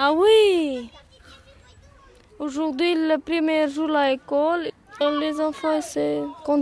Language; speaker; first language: French; non-native, learner; Romany